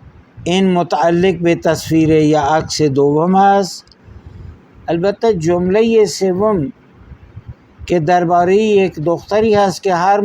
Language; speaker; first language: Persian; non-native, fluent; Urdu